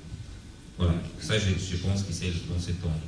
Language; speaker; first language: French; non-native, fluent; Italian